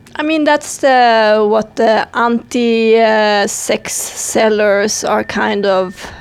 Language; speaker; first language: English; non-native, fluent; Swedish